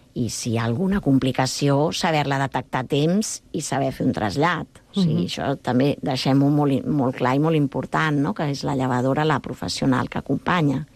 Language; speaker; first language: Catalan; native; Catalan